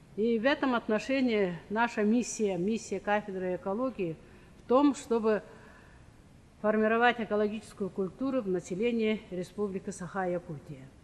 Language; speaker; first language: Russian; non-native, local second language; Yakut